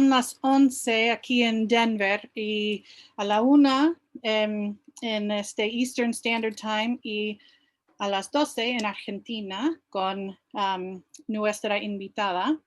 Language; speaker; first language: Spanish; non-native, fluent; English